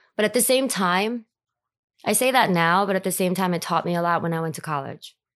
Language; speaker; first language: English; early bilingual, other home language; Korean